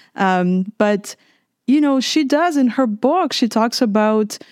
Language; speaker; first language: English; non-native, fluent; Russian